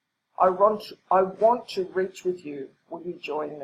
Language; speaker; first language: English; native; English